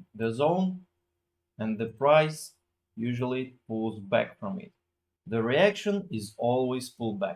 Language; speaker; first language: English; non-native, fluent; Russian